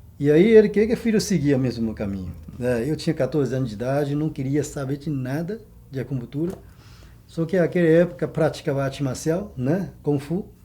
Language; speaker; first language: Portuguese; non-native, fluent; Chinese